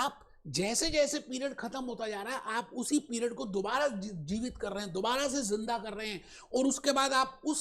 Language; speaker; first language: Hindi; native; Hindi